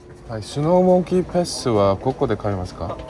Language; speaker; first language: Japanese; non-native, learner; Korean